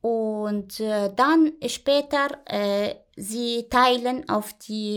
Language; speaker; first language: German; non-native, learner; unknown